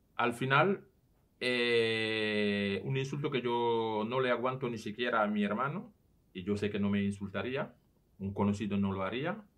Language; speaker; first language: Spanish; non-native, fluent; Serer